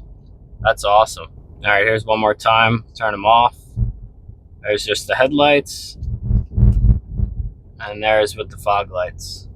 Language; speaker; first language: English; native; English